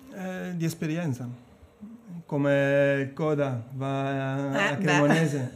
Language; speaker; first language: Italian; non-native, fluent; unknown